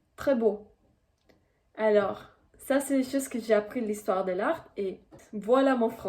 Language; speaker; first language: French; non-native, fluent; Spanish